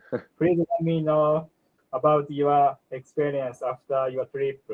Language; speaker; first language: English; non-native, learner; Japanese